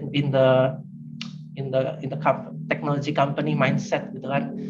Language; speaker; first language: English; non-native, fluent; Indonesian